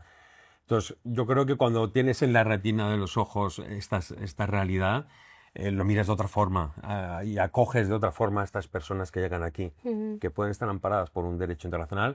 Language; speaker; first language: Spanish; native; Spanish